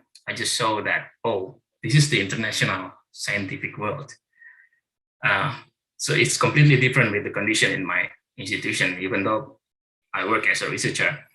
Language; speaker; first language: English; non-native, fluent; Indonesian